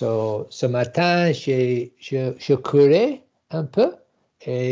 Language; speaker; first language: French; non-native, learner; English